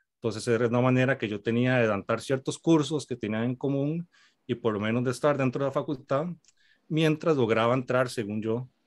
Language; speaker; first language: Spanish; native; Spanish